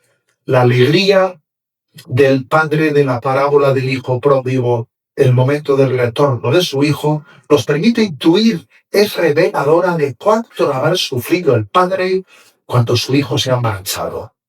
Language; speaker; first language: Spanish; native; Spanish